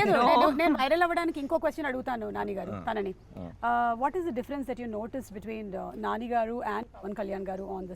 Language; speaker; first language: Telugu; native; Telugu